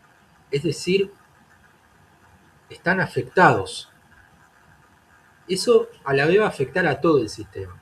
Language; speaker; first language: Spanish; native; Spanish